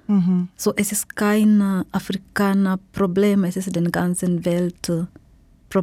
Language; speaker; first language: German; non-native, fluent; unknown